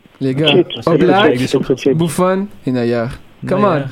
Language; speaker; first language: French; native; French